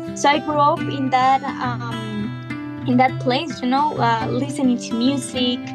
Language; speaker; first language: English; non-native, fluent; Spanish